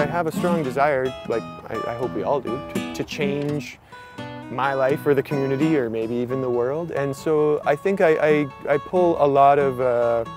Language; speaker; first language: English; native; English